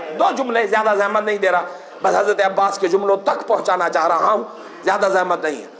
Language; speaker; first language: Urdu; non-native, local second language; Sindhi